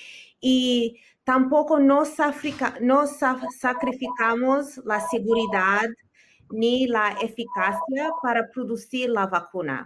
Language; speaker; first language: Spanish; early bilingual, heritage; Spanish